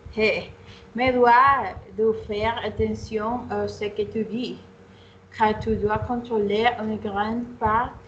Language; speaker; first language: French; non-native, learner; Spanish